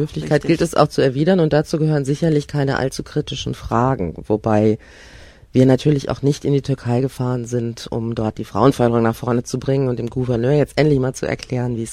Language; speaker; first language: German; native; German